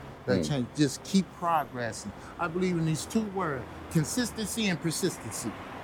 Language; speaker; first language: English; native; English